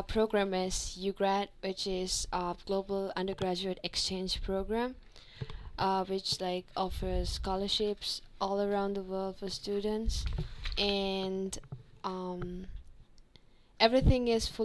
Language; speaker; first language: English; non-native, local second language; Sinhala